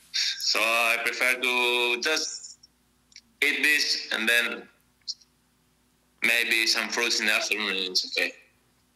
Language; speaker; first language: English; non-native, fluent; Greek